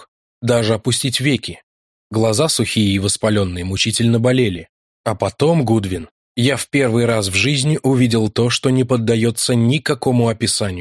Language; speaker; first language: Russian; native; Russian